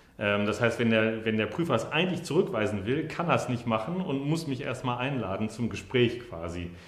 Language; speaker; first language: German; native; German